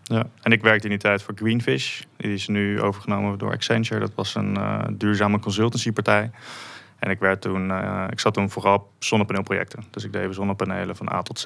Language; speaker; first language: Dutch; native; Dutch